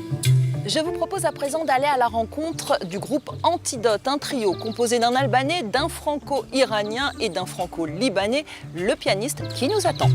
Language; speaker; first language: French; native; French